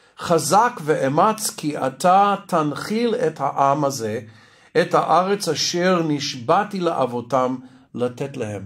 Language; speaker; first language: Hebrew; non-native, fluent; Russian